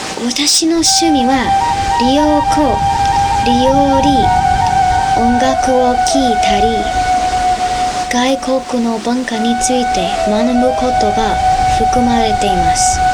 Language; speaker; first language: Japanese; non-native, learner; English